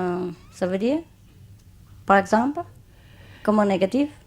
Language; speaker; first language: French; non-native, learner; Chinese